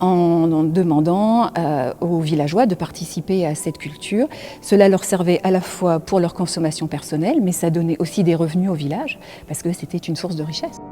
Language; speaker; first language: French; native; French